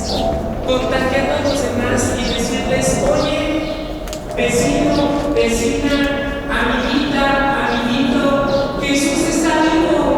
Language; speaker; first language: Spanish; native; Spanish